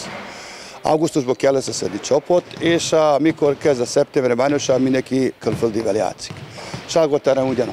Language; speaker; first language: Hungarian; non-native, learner; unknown